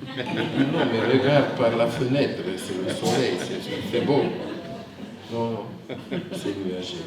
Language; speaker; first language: French; non-native, fluent; Hungarian